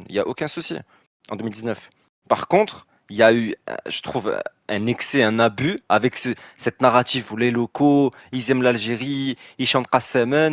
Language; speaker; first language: French; native; French